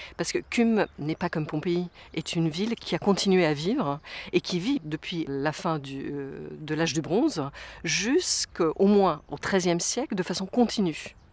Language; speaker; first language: French; non-native, fluent; Italian